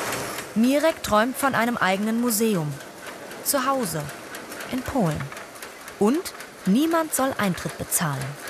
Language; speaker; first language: German; native; German